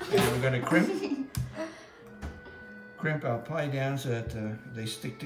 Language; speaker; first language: English; native; English